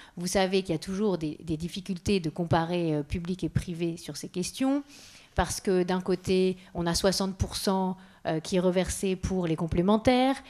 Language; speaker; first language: French; native; French